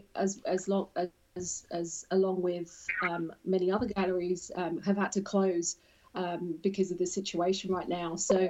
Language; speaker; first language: English; native; English